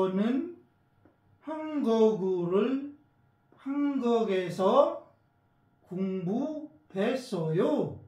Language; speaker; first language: Korean; non-native, learner; Filipino